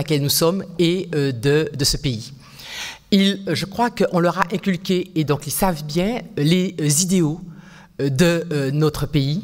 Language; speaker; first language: French; native; French